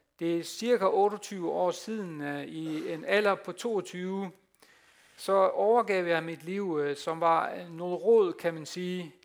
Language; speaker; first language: Danish; non-native, fluent; Dutch